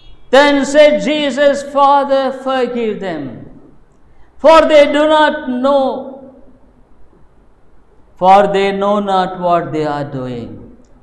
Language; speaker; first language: English; non-native, local second language; Tamil